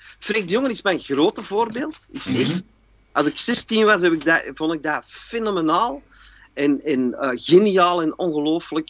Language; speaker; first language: Dutch; native; Dutch